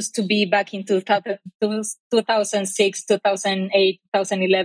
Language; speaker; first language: English; non-native, fluent; Spanish